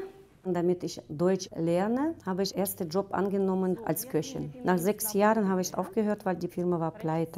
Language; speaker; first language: German; non-native, fluent; Russian